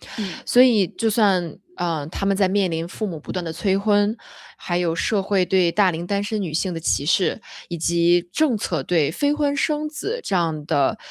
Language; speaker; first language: Chinese; native; Chinese